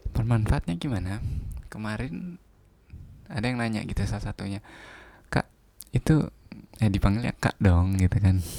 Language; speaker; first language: Indonesian; non-native, local second language; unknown